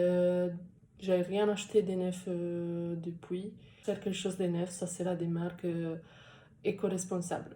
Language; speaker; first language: French; non-native, fluent; Italian